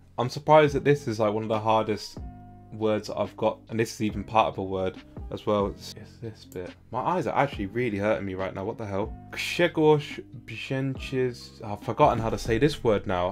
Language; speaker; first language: English; native; English